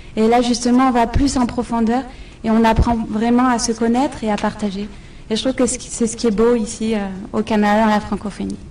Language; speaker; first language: French; native; French